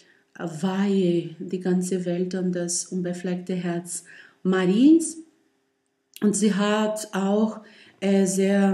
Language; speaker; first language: German; non-native, learner; Portuguese